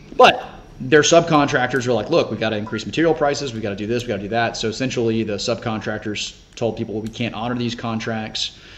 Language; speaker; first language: English; native; English